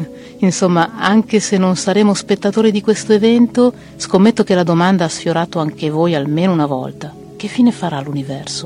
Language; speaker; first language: Italian; native; Italian